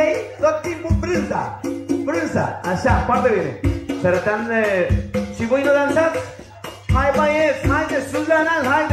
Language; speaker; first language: Romanian; non-native, fluent; Spanish